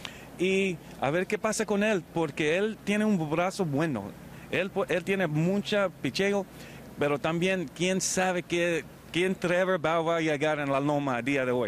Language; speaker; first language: Spanish; early bilingual, heritage; Spanish